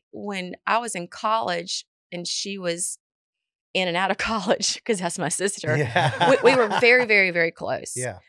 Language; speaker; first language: English; native; English